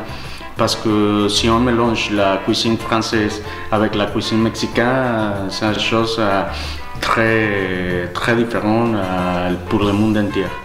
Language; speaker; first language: French; non-native, learner; Spanish